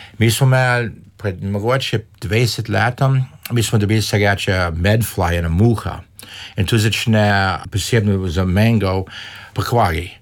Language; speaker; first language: Slovenian; early bilingual, heritage; Slovenian